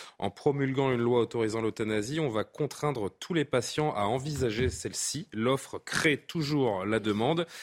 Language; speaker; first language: French; native; French